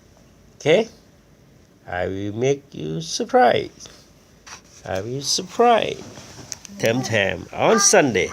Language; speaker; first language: English; non-native, learner; Thai